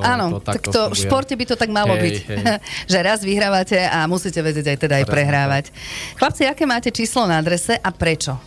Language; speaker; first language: Slovak; native; Slovak